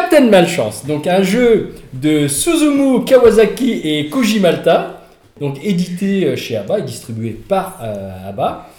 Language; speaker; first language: French; native; French